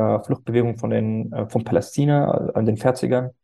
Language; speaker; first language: German; non-native, fluent; Arabic